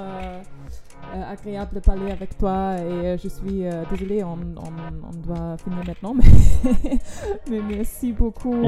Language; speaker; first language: French; non-native, fluent; German